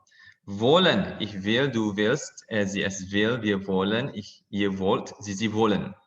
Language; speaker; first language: German; non-native, fluent; Indonesian